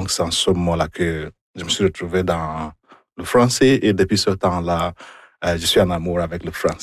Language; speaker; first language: French; non-native, fluent; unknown